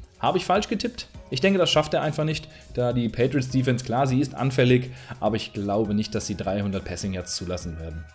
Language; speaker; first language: German; native; German